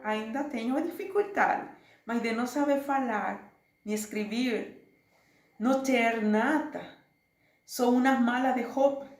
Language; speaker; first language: Portuguese; non-native, learner; Spanish